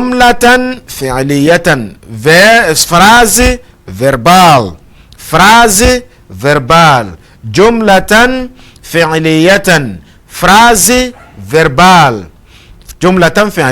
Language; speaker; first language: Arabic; non-native, fluent; Portuguese